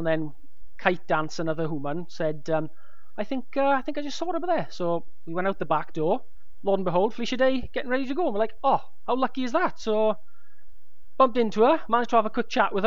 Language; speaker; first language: English; native; English